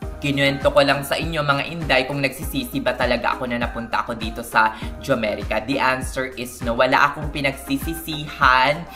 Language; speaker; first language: Filipino; native; Filipino